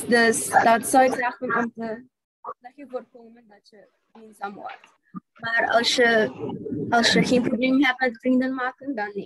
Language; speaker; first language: Dutch; non-native, local second language; Papiamento